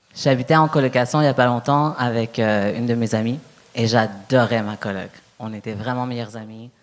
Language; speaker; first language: French; native; French